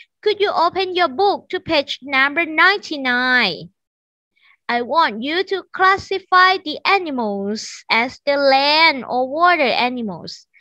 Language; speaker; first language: English; non-native, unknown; Thai